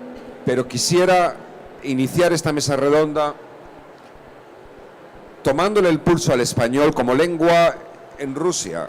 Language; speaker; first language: Spanish; native; Spanish